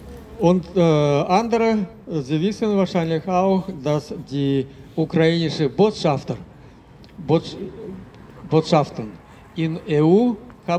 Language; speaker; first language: German; non-native, fluent; Russian